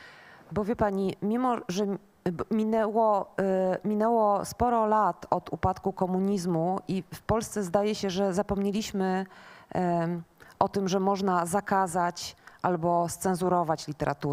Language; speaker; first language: Polish; native; Polish